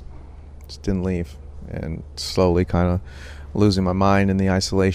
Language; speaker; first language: English; native; English